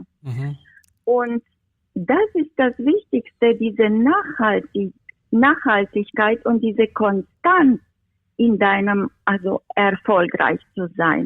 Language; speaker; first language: German; non-native, fluent; Romanian